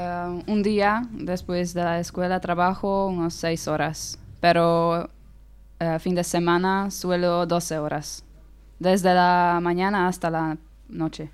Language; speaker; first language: Spanish; non-native, learner; Hungarian